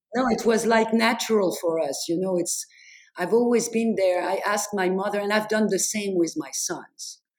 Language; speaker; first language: English; non-native, fluent; French